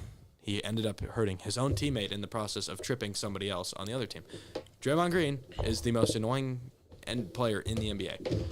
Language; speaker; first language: English; native; English